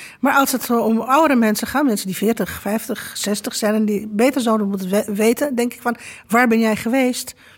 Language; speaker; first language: Dutch; non-native, fluent; Romanian